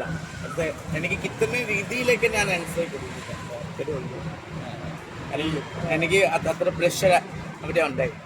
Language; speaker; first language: Malayalam; non-native, learner; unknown